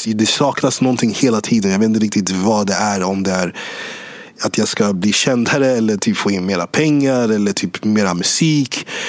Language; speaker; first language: Swedish; early bilingual, other home language; English